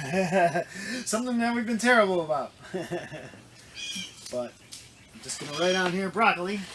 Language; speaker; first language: English; native; English